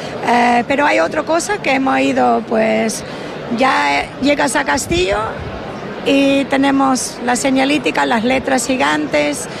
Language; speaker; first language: Spanish; non-native, fluent; English